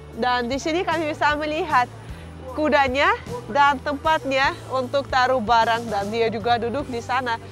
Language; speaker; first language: Indonesian; non-native, fluent; Russian